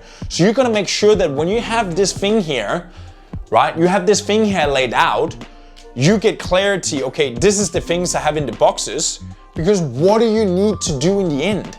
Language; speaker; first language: English; non-native, fluent; Danish